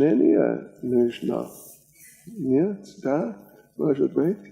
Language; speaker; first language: Russian; non-native, learner; English